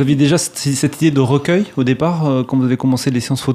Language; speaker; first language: French; native; French